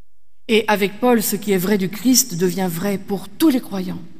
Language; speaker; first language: French; native; French